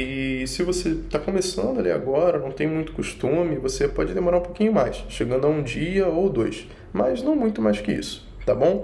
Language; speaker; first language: Portuguese; native; Portuguese